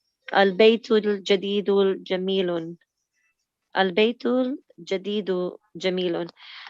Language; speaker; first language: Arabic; non-native, learner; English